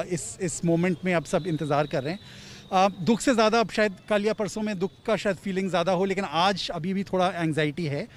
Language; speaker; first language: Hindi; native; Hindi